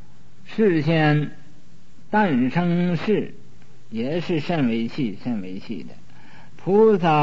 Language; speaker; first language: Chinese; native; Chinese